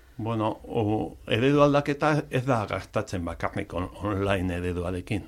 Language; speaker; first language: Basque; non-native, local second language; Spanish